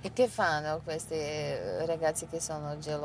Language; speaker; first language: Italian; non-native, learner; Serbian